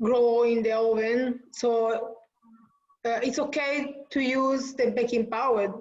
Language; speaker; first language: English; non-native, fluent; Italian